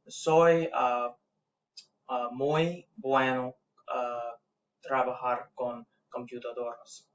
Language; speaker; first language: Spanish; non-native, learner; English